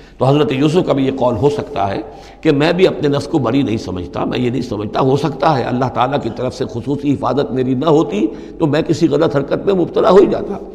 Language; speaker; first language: Urdu; non-native, local second language; Punjabi